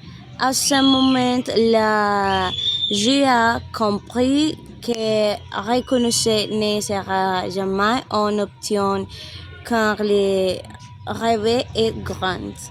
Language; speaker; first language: French; non-native, learner; Spanish